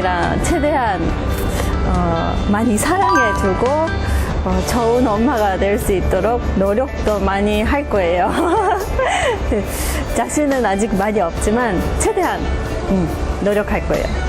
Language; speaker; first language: Korean; non-native, fluent; English